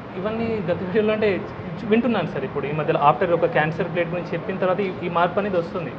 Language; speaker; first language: Telugu; non-native, local second language; Hindi